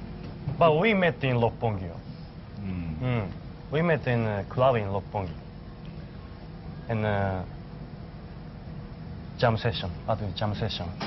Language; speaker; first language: English; non-native, learner; Japanese